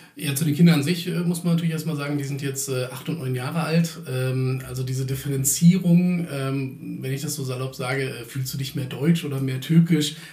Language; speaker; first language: German; early bilingual, other home language; Turkish